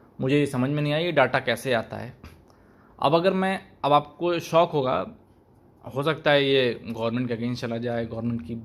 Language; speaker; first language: Hindi; native; Hindi